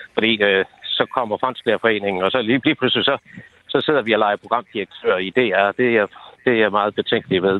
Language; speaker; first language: Danish; native; Danish